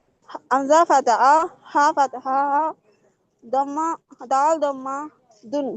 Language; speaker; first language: Arabic; non-native, learner; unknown